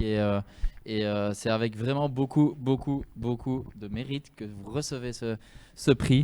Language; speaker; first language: French; native; French